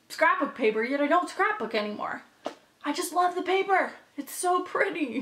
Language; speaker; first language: English; native; English